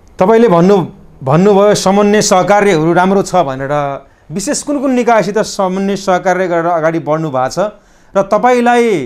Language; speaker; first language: Nepali; native; Nepali